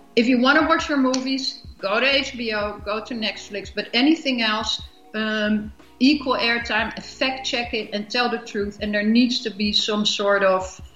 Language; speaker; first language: English; non-native, fluent; Dutch